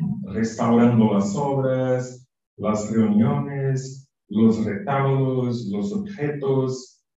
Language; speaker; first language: Spanish; non-native, fluent; Portuguese